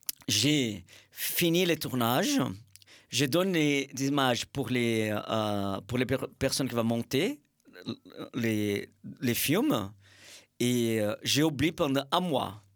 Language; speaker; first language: French; non-native, fluent; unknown